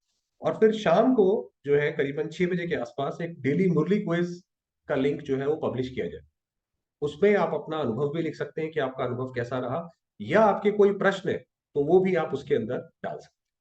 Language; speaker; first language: Hindi; native; Hindi